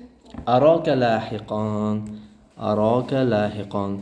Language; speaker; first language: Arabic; non-native, fluent; Uzbek